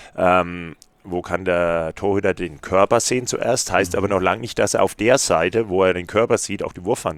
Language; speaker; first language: German; native; German